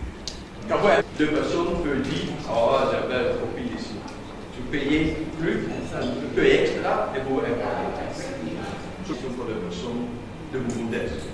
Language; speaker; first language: French; non-native, learner; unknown